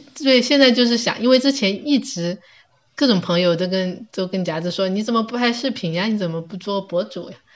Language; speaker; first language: Chinese; native; Chinese